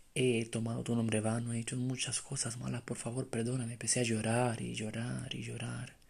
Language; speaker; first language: Spanish; non-native, fluent; Romanian